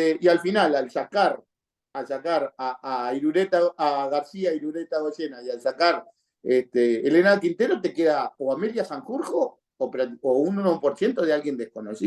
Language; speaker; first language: Spanish; native; Spanish